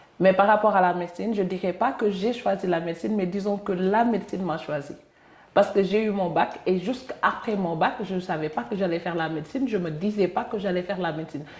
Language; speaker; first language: French; non-native, local second language; Wolof